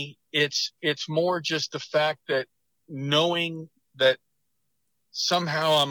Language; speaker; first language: English; native; English